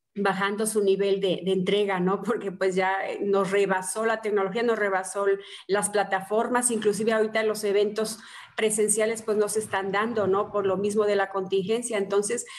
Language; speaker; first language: Spanish; native; Spanish